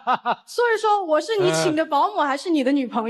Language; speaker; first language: Chinese; native; Chinese